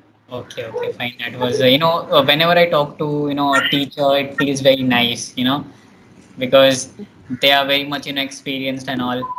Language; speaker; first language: English; non-native, local second language; Hindi